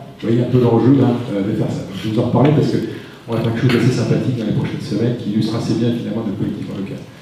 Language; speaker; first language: French; native; French